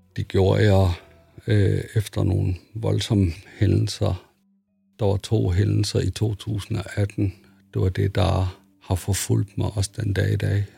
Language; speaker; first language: Danish; early bilingual, other home language; Arabic